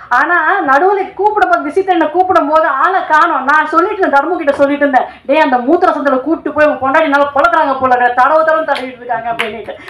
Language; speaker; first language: Tamil; non-native, local second language; Telugu